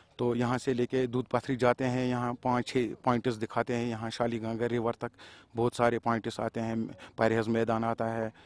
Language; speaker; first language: Hindi; non-native, local second language; Kashmiri